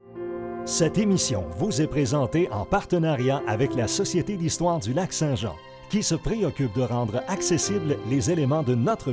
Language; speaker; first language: French; native; French